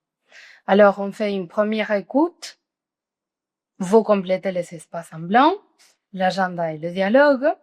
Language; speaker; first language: French; non-native, fluent; Spanish